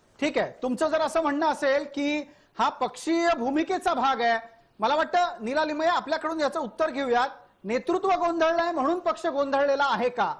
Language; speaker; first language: Marathi; native; Marathi